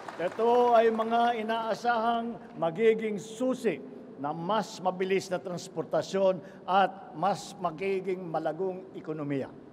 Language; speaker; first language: Filipino; native; Filipino